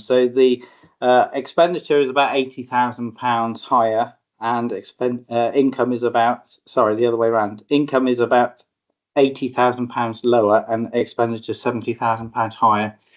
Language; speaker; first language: English; native; English